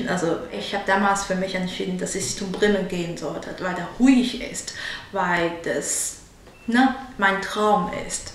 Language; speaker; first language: German; non-native, learner; Chinese